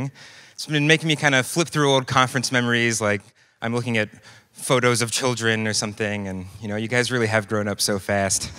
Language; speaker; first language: English; native; English